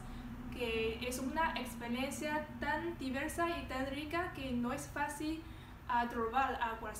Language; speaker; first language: Catalan; non-native, learner; Chinese